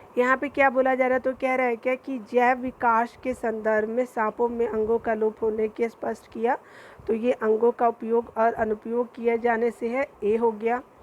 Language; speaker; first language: Hindi; native; Hindi